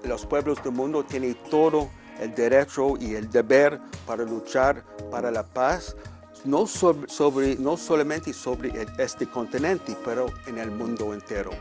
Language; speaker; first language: Spanish; non-native, fluent; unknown